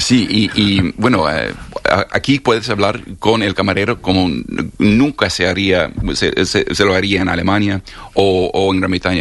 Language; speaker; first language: Spanish; non-native, fluent; English